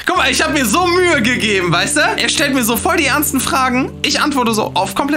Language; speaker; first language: German; native; German